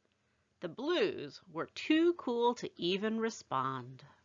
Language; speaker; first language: English; native; English